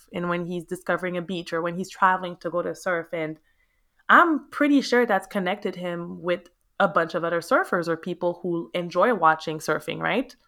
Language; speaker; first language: English; native; English